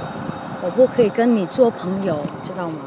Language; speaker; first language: Chinese; early bilingual, heritage; Indonesian